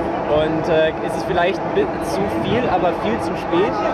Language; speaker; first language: German; native; German